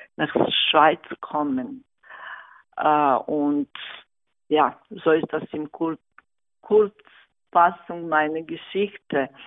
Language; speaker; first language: German; non-native, fluent; Serbian